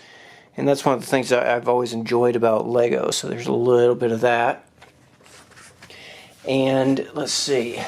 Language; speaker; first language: English; native; English